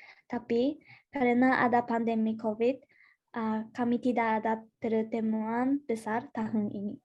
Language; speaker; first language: Indonesian; non-native, learner; Japanese